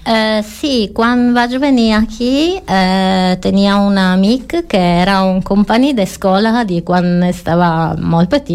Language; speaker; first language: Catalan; non-native, learner; Italian